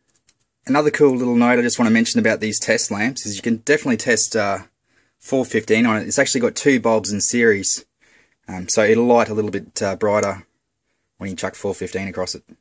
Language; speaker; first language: English; native; English